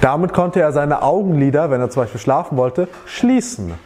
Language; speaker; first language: German; native; German